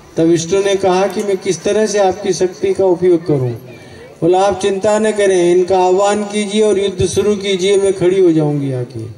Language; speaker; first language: Hindi; non-native, local second language; Gujarati